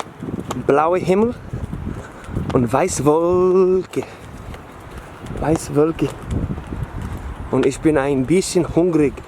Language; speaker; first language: German; non-native, learner; English